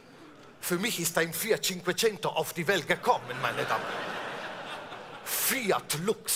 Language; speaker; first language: German; non-native, fluent; Italian